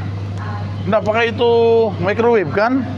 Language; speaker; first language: Indonesian; non-native, learner; Filipino